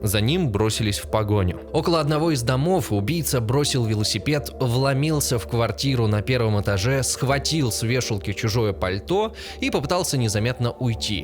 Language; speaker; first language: Russian; native; Russian